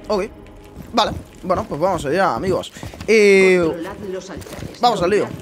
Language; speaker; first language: Spanish; native; Spanish